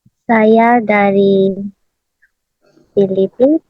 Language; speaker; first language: Indonesian; non-native, learner; Filipino